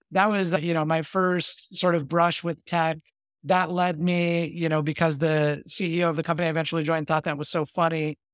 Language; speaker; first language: English; native; English